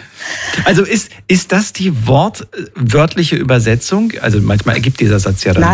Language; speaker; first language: German; native; German